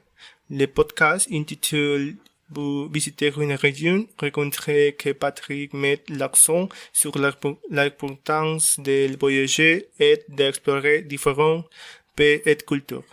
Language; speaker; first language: French; non-native, learner; Spanish